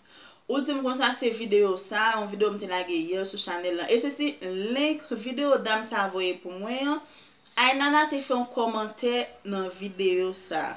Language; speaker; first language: French; non-native, local second language; Haitian Creole